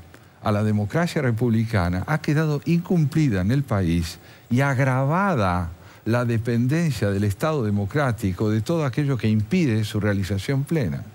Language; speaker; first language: Spanish; native; Spanish